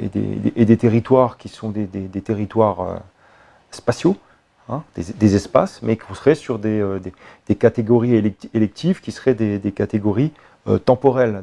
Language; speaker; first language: French; native; French